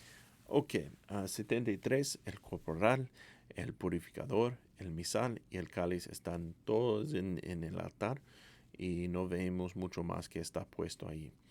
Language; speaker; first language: Spanish; non-native, fluent; English